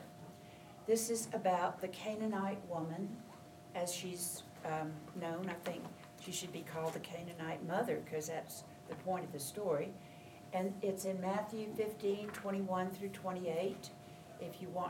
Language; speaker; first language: English; native; English